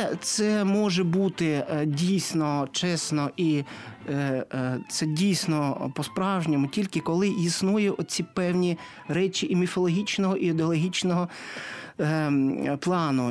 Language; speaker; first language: Ukrainian; non-native, local second language; Russian